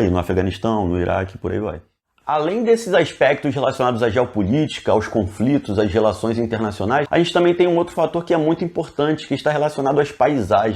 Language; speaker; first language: Portuguese; native; Portuguese